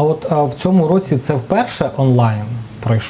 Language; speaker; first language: Ukrainian; native; Ukrainian